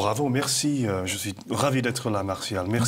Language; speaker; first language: French; non-native, fluent; English